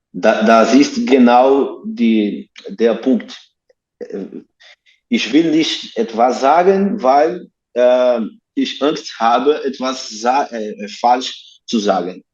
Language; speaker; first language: German; non-native, learner; Portuguese